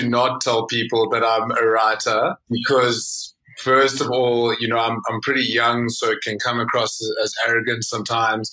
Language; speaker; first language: English; native; English